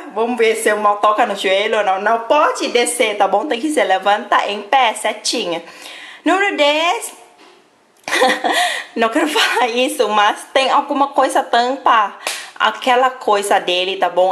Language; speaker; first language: Portuguese; non-native, fluent; Thai